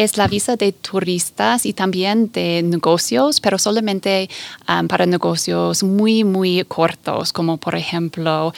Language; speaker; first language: Spanish; non-native, fluent; English